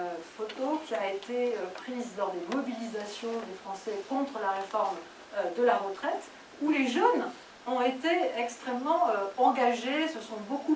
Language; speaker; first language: French; native; French